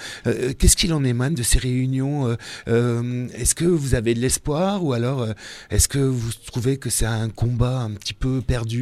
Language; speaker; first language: French; native; French